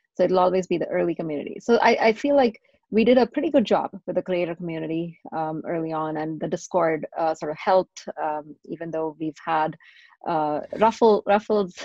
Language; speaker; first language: English; non-native, local second language; Tamil